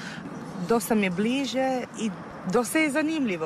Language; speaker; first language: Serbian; non-native, fluent; Italian